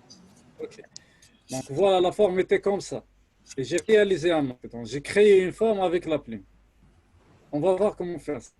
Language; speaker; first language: French; non-native, local second language; Arabic